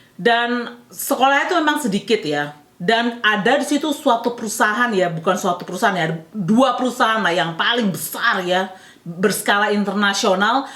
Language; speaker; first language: Indonesian; native; Indonesian